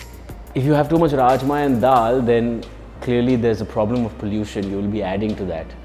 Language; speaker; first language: English; non-native, local second language; Hindi